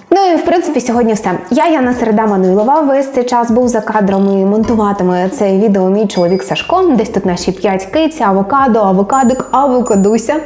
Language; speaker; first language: Ukrainian; native; Ukrainian